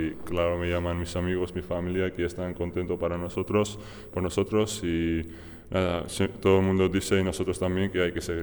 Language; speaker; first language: Spanish; non-native, fluent; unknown